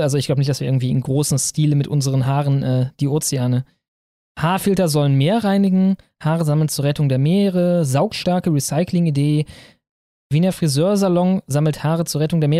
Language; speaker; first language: German; native; German